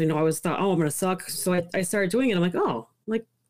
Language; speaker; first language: English; early bilingual, other home language; Italian